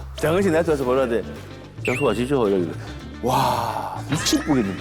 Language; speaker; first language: Korean; native; Korean